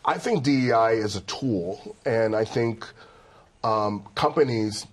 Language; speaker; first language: English; native; English